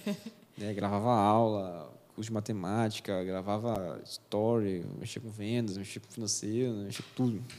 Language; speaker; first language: Portuguese; native; Portuguese